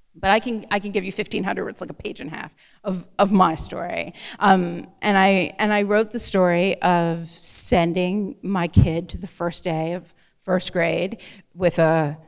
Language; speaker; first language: English; native; English